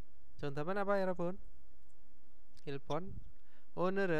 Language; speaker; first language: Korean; non-native, fluent; Indonesian